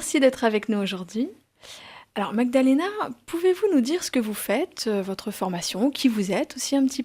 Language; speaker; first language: French; native; French